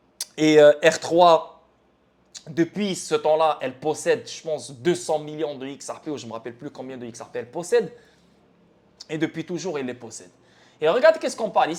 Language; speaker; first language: French; native; French